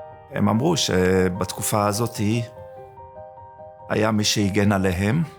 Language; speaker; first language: Hebrew; early bilingual, other home language; German